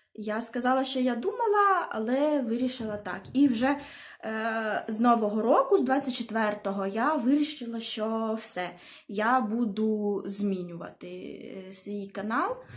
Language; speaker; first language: Ukrainian; non-native, local second language; Russian